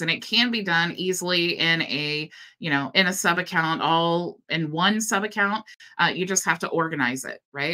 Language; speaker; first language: English; native; English